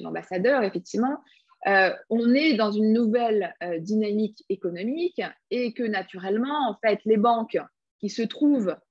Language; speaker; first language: French; native; French